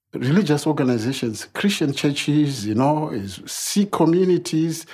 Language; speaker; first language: English; non-native, local second language; Shona